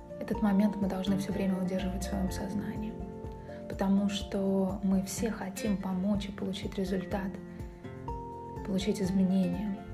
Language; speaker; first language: Russian; native; Russian